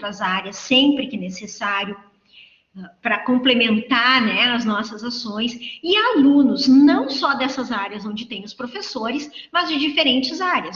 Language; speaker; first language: Portuguese; native; Portuguese